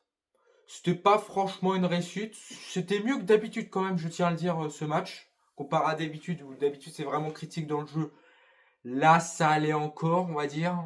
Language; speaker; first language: French; native; French